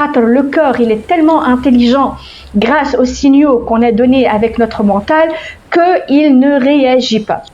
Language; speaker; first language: French; non-native, local second language; Arabic